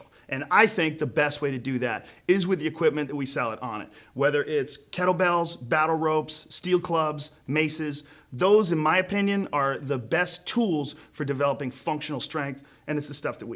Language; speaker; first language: English; native; English